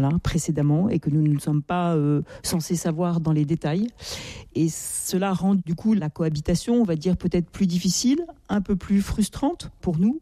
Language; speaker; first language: French; native; French